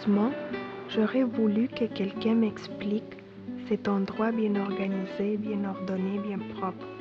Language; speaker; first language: French; non-native, fluent; Spanish